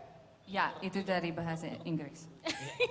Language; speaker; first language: Indonesian; non-native, fluent; English